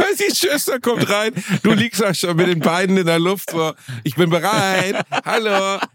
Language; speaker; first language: German; native; German